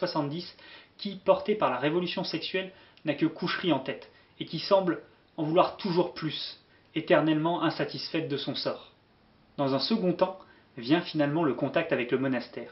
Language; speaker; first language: French; native; French